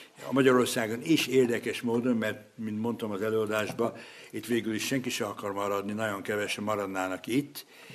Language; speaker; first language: Hungarian; early bilingual, heritage; Hungarian